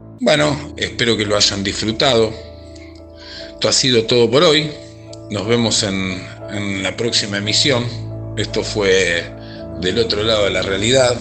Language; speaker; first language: Spanish; native; Spanish